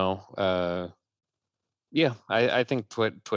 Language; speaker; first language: English; native; English